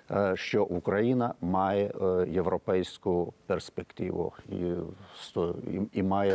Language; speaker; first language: Ukrainian; non-native, fluent; Lithuanian